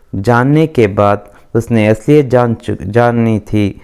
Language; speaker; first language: Hindi; non-native, local second language; Kannada